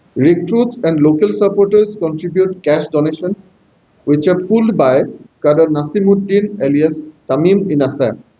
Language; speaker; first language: English; non-native, local second language; Assamese